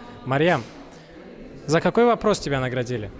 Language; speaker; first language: Russian; native; Russian